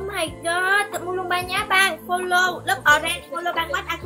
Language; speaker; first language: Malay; non-native, learner; Vietnamese